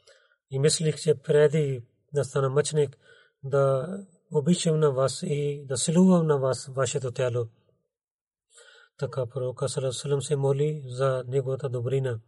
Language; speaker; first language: Bulgarian; non-native, learner; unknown